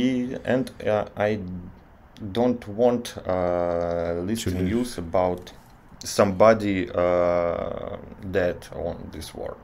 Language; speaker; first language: English; non-native, learner; Russian